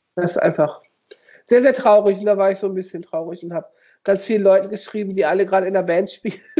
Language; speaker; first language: German; native; German